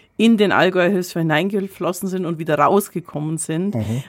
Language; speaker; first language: German; native; German